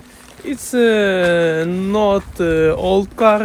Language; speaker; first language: English; non-native, learner; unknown